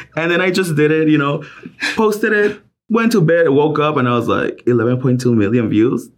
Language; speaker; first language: English; early bilingual, other home language; Spanish